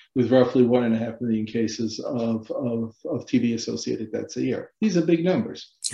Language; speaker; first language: English; native; English